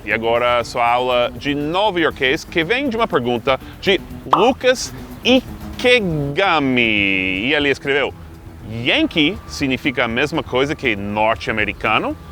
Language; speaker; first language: Portuguese; non-native, fluent; English